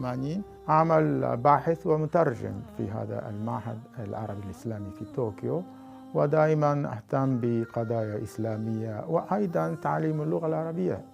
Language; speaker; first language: Arabic; non-native, fluent; Japanese